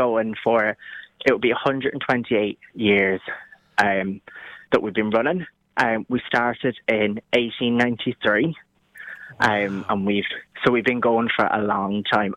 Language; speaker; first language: English; native; English